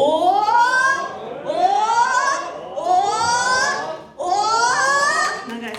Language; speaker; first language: Japanese; native; Japanese